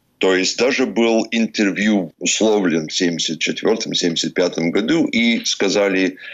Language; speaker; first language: Russian; early bilingual, heritage; English